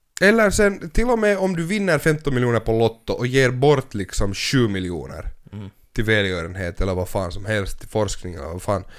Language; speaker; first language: Swedish; native; Swedish